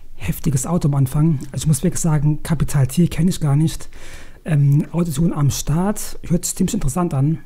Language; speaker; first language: German; native; German